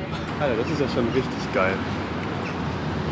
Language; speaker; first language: German; native; German